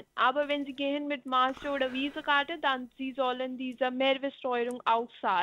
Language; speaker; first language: German; non-native, learner; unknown